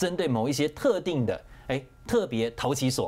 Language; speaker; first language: Chinese; native; Chinese